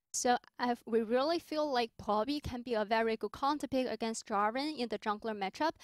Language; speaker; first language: English; non-native, fluent; Chinese